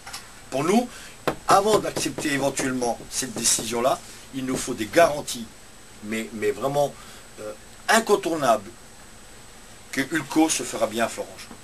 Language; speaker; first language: French; native; French